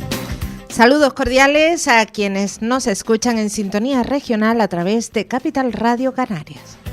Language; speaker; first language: Spanish; native; Spanish